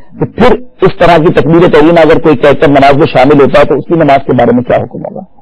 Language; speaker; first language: Urdu; native; Urdu